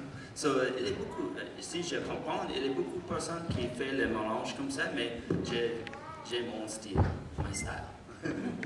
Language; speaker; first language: French; non-native, learner; English